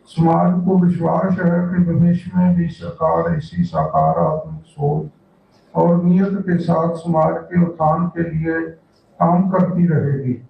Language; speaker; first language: Hindi; non-native, local second language; Punjabi